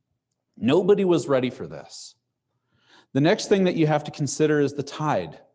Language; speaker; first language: English; native; English